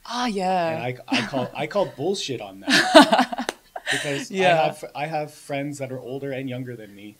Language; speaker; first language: English; native; English